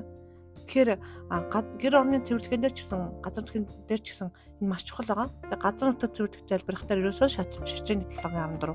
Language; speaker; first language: Mongolian; native; Mongolian